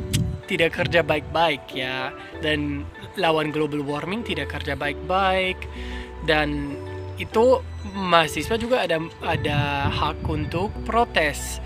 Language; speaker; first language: Indonesian; non-native, fluent; German